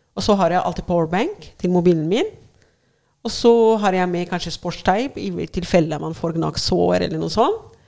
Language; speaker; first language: Norwegian; non-native, fluent; Arabic